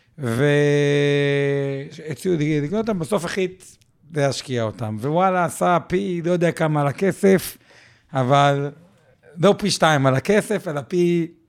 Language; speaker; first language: Hebrew; native; Hebrew